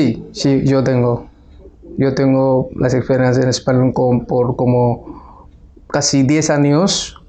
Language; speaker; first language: Spanish; non-native, fluent; Bangla